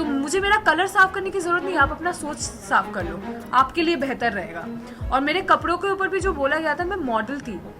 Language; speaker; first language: Hindi; non-native, local second language; Bangla